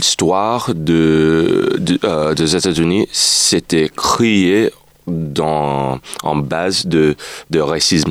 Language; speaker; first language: French; non-native, learner; English